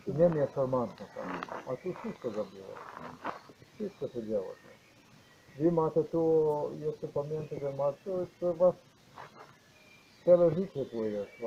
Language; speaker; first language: Polish; non-native, learner; Croatian